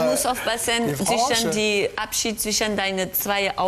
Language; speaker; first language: German; non-native, learner; French